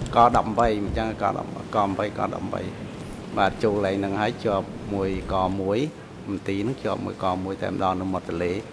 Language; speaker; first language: Khmer; non-native, local second language; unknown